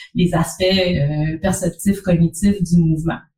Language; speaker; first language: French; native; French